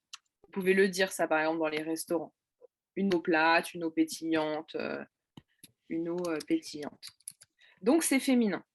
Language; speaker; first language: French; native; French